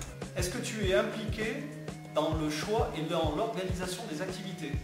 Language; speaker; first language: French; native; French